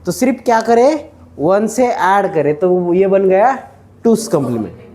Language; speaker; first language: Hindi; non-native, local second language; Marathi